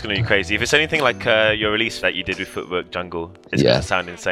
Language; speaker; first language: English; native; English